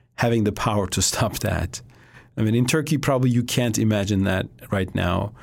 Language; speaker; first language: English; non-native, fluent; Turkish